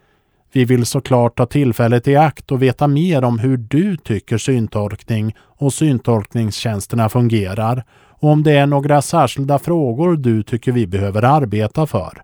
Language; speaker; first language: Swedish; native; Swedish